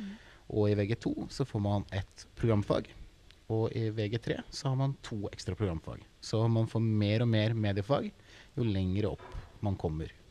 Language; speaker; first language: Norwegian; native; Norwegian